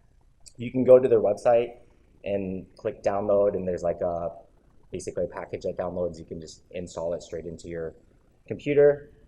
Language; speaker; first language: English; native; English